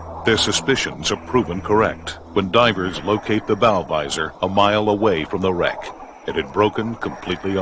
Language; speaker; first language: English; native; English